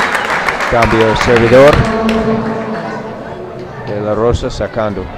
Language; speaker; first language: Spanish; non-native, learner; English